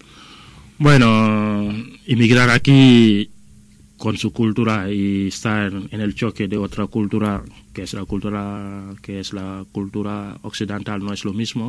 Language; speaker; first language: Spanish; non-native, fluent; Wolof